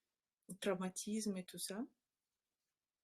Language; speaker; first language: French; non-native, learner; Russian